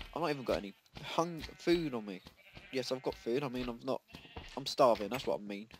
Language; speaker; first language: English; native; English